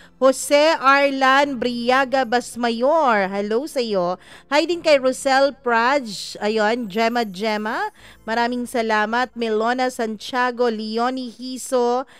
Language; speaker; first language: Filipino; non-native, local second language; Cebuano